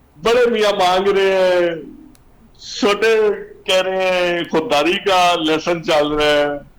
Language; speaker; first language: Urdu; non-native, local second language; Punjabi